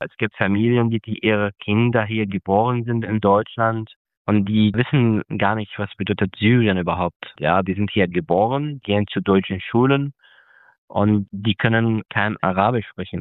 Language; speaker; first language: German; non-native, fluent; Arabic